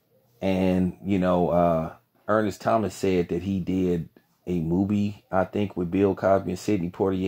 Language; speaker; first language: English; native; English